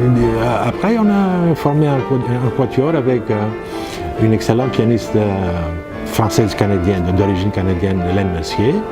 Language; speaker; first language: French; non-native, fluent; Greek